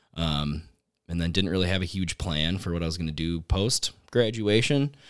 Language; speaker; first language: English; native; English